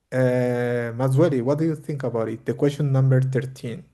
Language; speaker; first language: English; non-native, fluent; Spanish